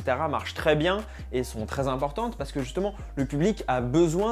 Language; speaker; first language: French; native; French